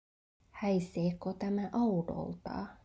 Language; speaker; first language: Finnish; non-native, learner; Vietnamese